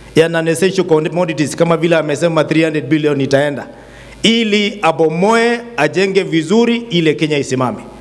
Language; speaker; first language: Swahili; non-native, local second language; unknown